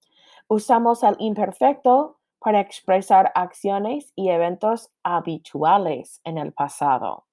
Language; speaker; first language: Spanish; non-native, fluent; English